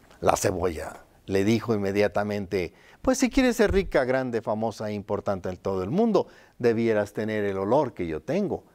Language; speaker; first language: Spanish; native; Spanish